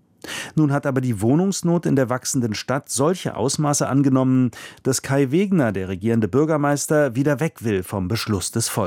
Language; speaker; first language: German; native; German